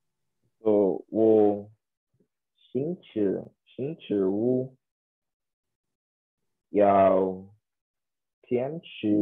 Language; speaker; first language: Chinese; non-native, learner; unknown